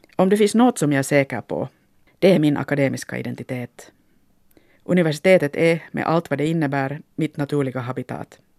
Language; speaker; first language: Swedish; non-native, local second language; Finnish